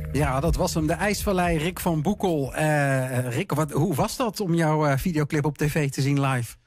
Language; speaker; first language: Dutch; native; Dutch